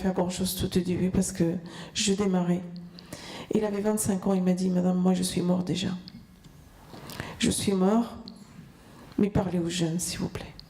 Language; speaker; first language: French; non-native, fluent; Arabic